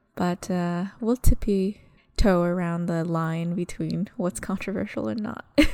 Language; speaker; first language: English; early bilingual, other home language; Malagasy